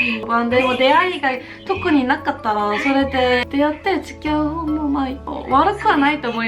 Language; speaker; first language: Japanese; non-native, learner; Korean